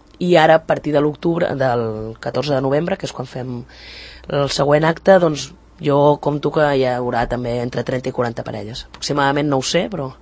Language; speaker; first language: Catalan; native; Catalan